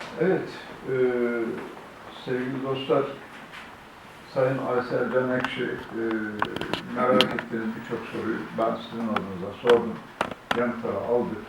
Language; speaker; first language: Turkish; native; Turkish